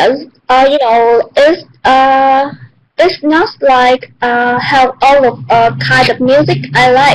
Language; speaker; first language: English; non-native, learner; Vietnamese